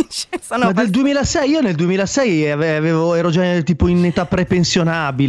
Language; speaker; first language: Italian; native; Italian